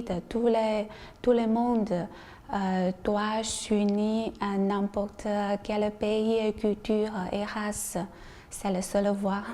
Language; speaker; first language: French; non-native, learner; Chinese